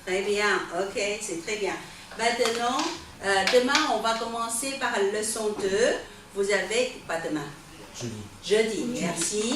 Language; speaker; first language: French; non-native, fluent; Chinese